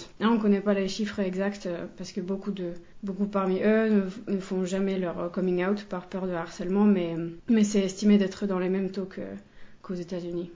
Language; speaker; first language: French; non-native, fluent; Finnish